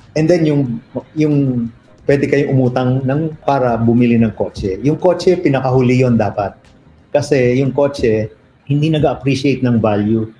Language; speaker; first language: Filipino; non-native, local second language; Iloko